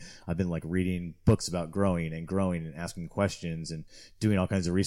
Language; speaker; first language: English; native; English